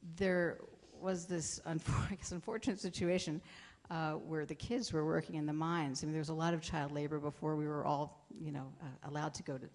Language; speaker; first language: English; native; English